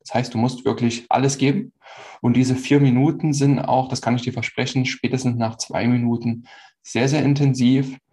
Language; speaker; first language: German; native; German